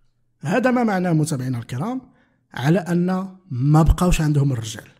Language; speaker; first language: Arabic; native; Arabic